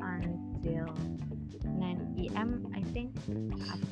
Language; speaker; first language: English; non-native, learner; Indonesian